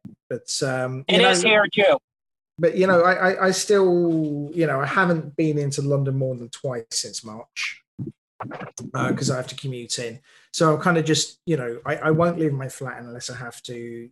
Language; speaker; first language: English; native; English